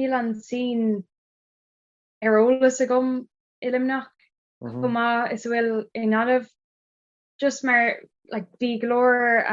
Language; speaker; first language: Irish; non-native, local second language; English